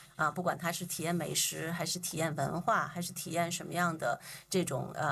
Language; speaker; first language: Chinese; native; Chinese